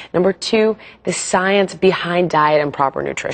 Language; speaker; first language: English; native; English